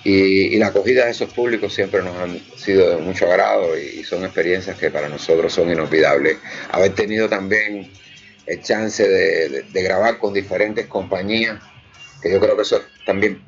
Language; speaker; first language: Spanish; native; Spanish